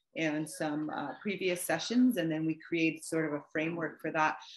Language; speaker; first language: English; native; English